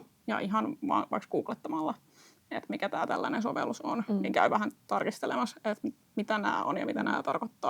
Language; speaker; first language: Finnish; native; Finnish